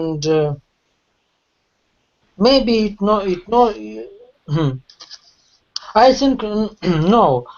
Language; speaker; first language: English; non-native, learner; Russian